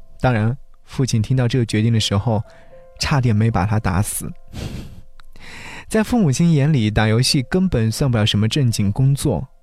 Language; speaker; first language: Chinese; native; Chinese